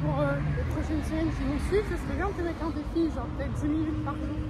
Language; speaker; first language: French; native; French